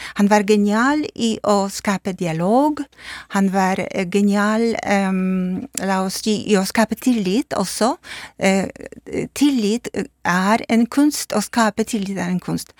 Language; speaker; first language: Norwegian; non-native, fluent; Polish